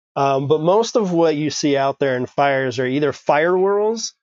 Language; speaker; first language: English; native; English